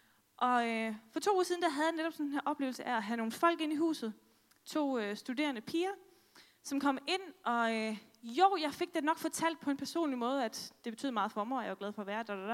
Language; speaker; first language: Danish; native; Danish